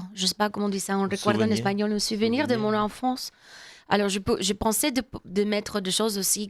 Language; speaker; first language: French; non-native, learner; English